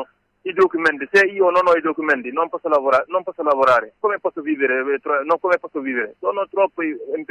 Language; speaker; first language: Italian; non-native, learner; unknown